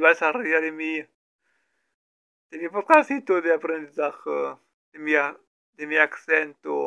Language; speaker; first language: Spanish; non-native, learner; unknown